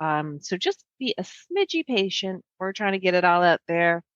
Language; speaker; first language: English; native; English